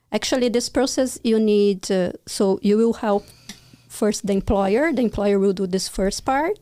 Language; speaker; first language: English; non-native, fluent; Portuguese